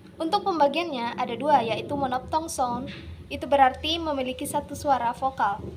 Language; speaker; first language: Indonesian; native; Indonesian